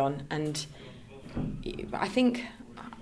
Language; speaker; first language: English; native; English